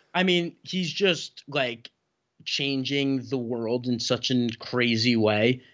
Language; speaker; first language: English; native; English